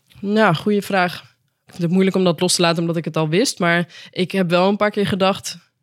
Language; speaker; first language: Dutch; native; Dutch